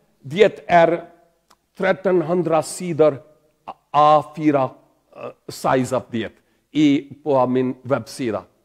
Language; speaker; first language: Swedish; non-native, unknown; Pahari-Potwari